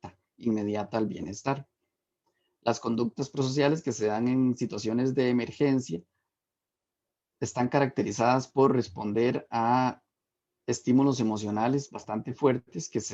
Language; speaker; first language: Spanish; native; Spanish